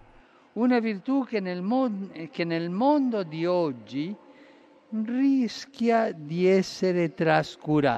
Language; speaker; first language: Italian; non-native, fluent; Spanish